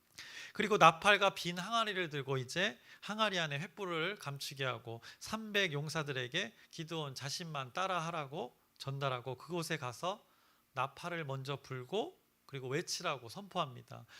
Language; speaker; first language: Korean; native; Korean